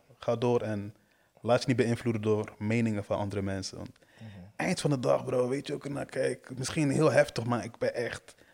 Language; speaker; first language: Dutch; early bilingual, other home language; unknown